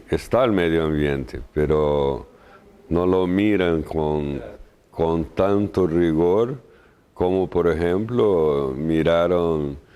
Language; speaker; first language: Spanish; non-native, fluent; Portuguese